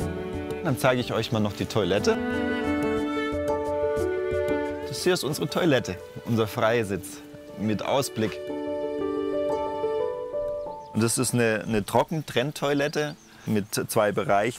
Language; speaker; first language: German; native; German